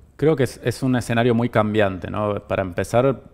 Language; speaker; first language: Spanish; native; Spanish